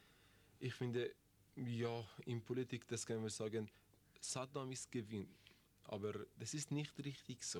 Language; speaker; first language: German; non-native, learner; Persian